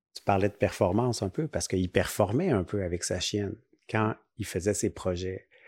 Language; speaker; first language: French; native; French